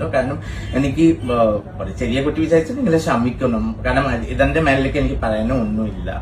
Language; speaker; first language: Malayalam; non-native, fluent; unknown